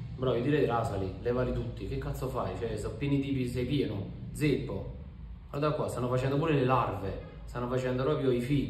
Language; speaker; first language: Italian; native; Italian